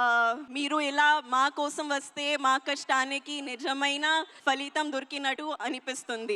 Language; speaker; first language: Telugu; non-native, learner; Hindi